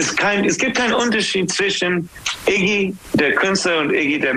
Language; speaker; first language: German; non-native, learner; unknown